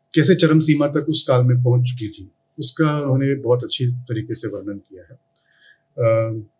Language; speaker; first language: Hindi; non-native, local second language; Tamil